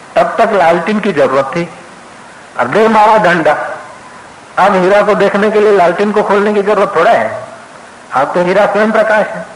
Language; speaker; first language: Hindi; non-native, local second language; Sindhi